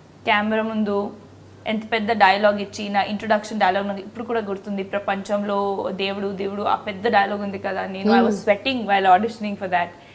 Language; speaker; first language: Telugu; non-native, learner; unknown